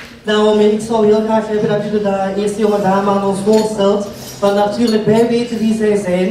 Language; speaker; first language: Dutch; native; Dutch